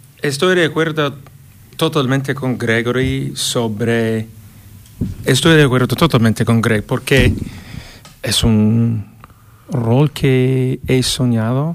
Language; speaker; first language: Spanish; non-native, fluent; English